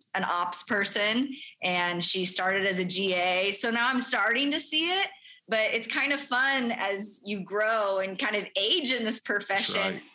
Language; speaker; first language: English; native; English